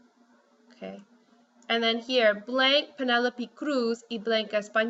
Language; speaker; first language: Spanish; non-native, fluent; English